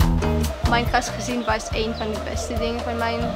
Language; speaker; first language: Dutch; non-native, learner; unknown